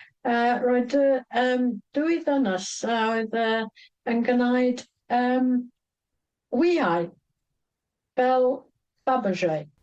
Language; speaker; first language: Welsh; non-native, fluent; English